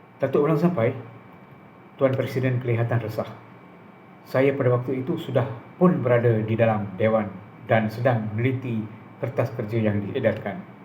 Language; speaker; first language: Malay; non-native, local second language; Tamil